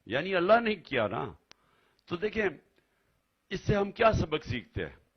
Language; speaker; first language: Urdu; native; Urdu